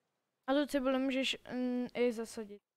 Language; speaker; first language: Czech; native; Czech